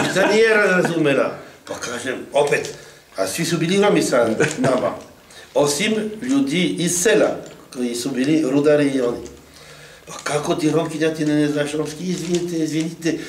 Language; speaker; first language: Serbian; non-native, fluent; French